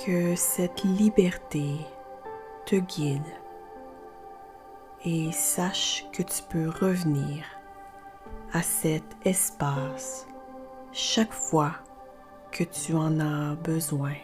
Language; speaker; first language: French; native; French